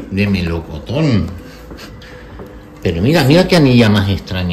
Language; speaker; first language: Spanish; native; Spanish